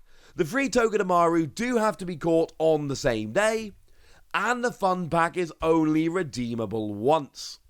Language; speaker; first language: English; native; English